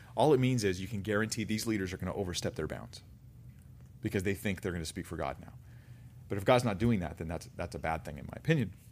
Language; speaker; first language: English; native; English